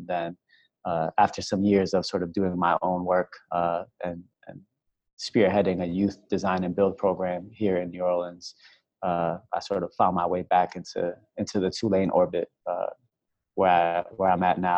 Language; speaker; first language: English; native; English